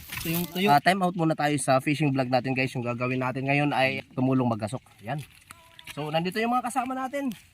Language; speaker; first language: Filipino; non-native, local second language; Waray